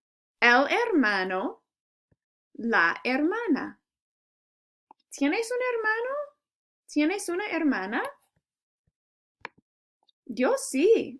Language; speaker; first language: Spanish; non-native, fluent; English